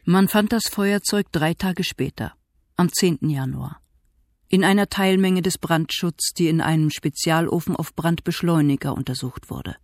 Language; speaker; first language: German; native; German